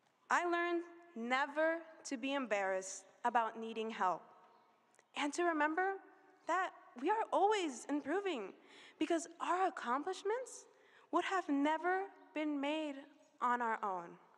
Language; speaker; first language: English; early bilingual, other home language; Spanish